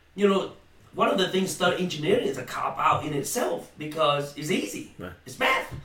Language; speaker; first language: English; non-native, fluent; Vietnamese